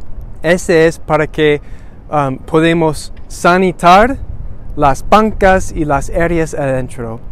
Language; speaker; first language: Spanish; non-native, learner; English